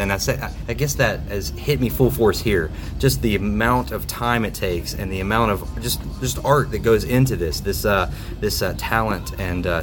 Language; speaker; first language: English; native; English